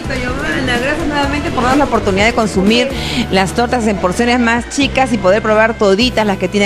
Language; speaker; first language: Spanish; native; Spanish